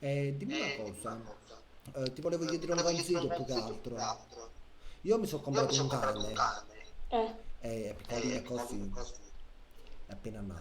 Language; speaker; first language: Italian; native; Italian